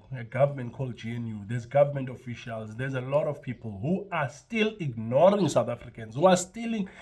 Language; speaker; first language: English; non-native, local second language; Xhosa